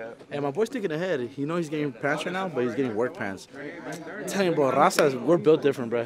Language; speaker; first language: English; early bilingual, other home language; Spanish